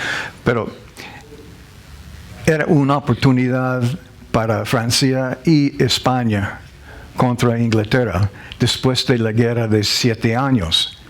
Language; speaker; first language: Spanish; non-native, learner; English